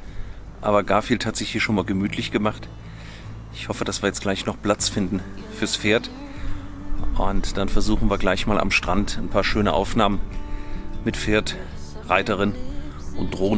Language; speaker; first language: German; native; German